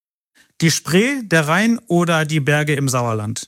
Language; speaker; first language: German; native; German